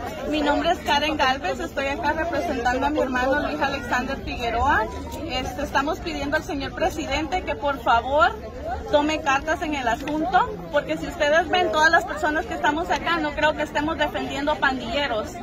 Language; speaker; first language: Spanish; native; Spanish